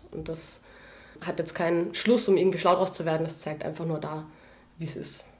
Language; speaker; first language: German; native; German